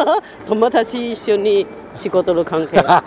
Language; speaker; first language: Japanese; non-native, learner; Chinese